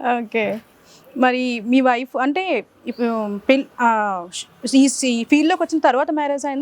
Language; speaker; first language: Telugu; native; Telugu